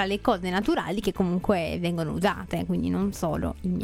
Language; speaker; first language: Italian; native; Italian